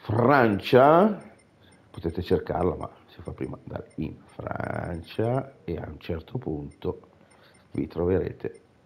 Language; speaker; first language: Italian; native; Italian